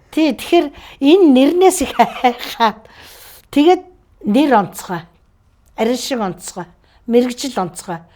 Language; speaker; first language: Mongolian; native; Mongolian